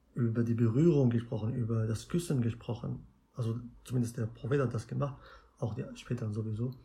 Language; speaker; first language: German; non-native, fluent; Arabic